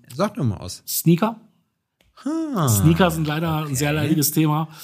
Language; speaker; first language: German; native; German